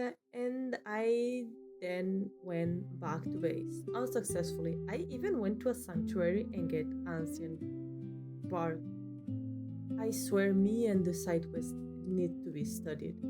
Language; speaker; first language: English; non-native, fluent; Spanish